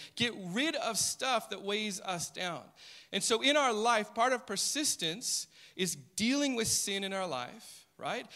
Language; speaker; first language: English; native; English